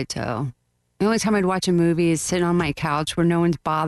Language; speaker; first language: English; native; English